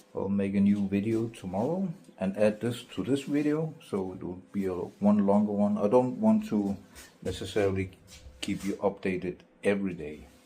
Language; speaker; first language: English; non-native, fluent; Danish